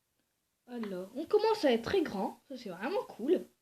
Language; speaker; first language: French; native; French